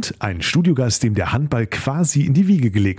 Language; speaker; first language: German; native; German